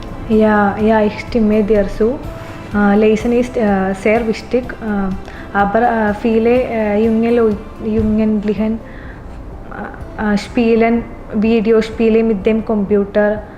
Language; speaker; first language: German; non-native, learner; Malayalam